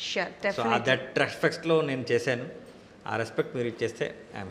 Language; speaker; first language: Telugu; non-native, local second language; Kannada